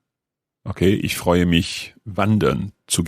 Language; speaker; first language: German; non-native, learner; English